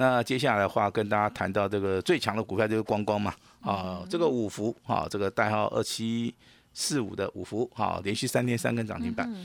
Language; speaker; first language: Chinese; native; Chinese